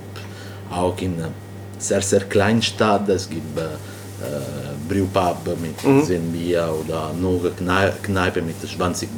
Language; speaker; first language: German; non-native, learner; Italian